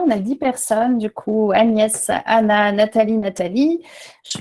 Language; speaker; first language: French; native; French